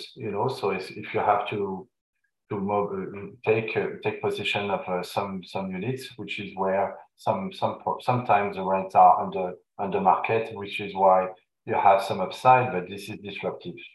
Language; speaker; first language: English; non-native, fluent; French